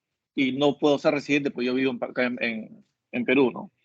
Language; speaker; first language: Spanish; native; Spanish